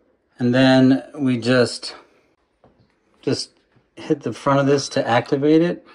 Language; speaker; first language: English; native; English